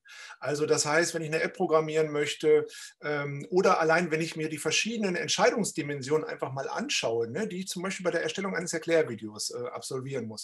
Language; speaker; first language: German; native; German